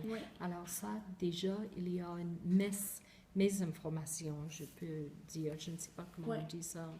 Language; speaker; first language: French; non-native, fluent; English